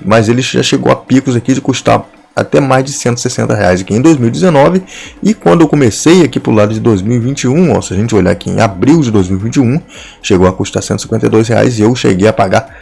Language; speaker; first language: Portuguese; native; Portuguese